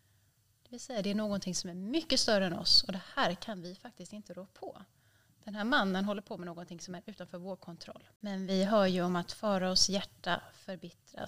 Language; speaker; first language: Swedish; native; Swedish